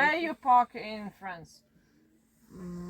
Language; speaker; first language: English; non-native, learner; Ukrainian